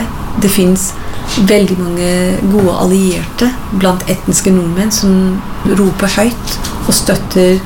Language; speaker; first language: Norwegian; non-native, fluent; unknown